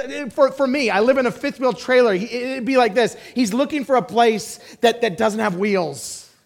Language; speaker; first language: English; native; English